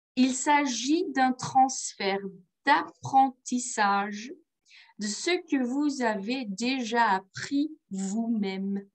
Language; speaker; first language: French; non-native, fluent; Dutch